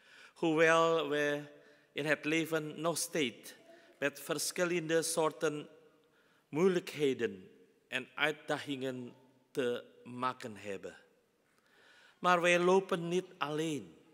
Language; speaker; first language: Dutch; non-native, fluent; Indonesian